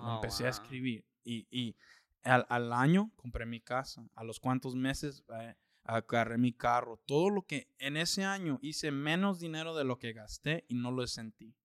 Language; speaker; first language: Spanish; early bilingual, heritage; Spanish